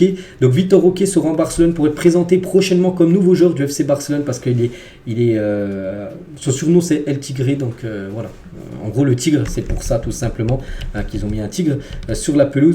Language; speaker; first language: French; native; French